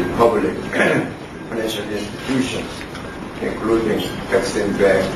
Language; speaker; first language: English; non-native, fluent; Korean